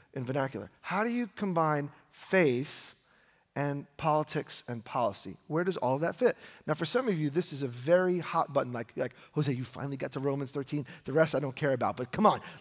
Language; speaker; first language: English; native; English